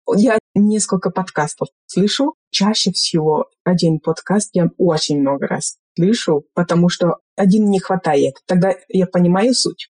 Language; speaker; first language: Russian; non-native, fluent; Hungarian